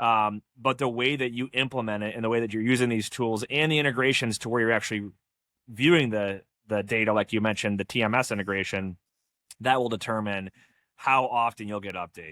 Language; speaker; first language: English; native; English